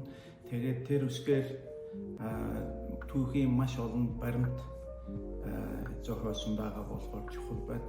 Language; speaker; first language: Mongolian; non-native, fluent; Turkish